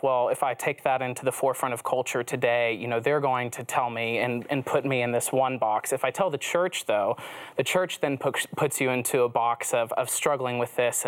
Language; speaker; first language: English; native; English